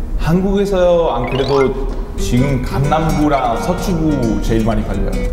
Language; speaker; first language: Korean; non-native, fluent; Italian